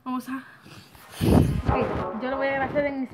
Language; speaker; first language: Spanish; native; Spanish